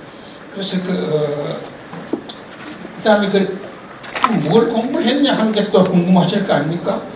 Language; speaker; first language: Korean; native; Korean